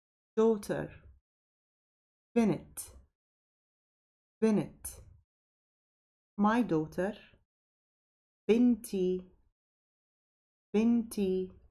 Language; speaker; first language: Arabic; native; Arabic